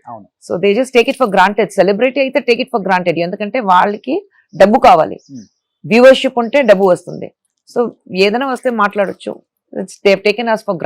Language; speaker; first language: Telugu; non-native, fluent; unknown